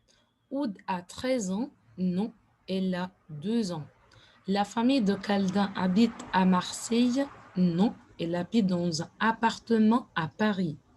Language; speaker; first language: French; non-native, fluent; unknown